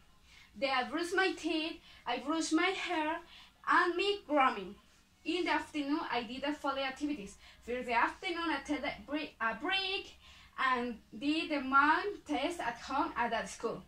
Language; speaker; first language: English; non-native, learner; Spanish